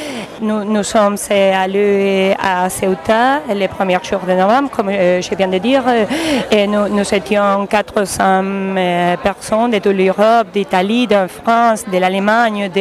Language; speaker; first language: French; non-native, learner; Spanish